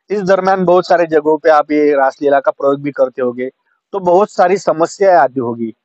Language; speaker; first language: Hindi; non-native, local second language; Marathi